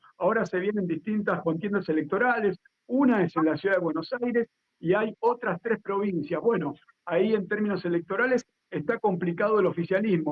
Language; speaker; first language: Spanish; native; Spanish